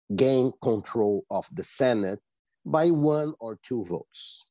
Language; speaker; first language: English; non-native, fluent; Portuguese